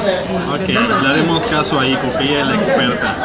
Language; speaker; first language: Spanish; native; Spanish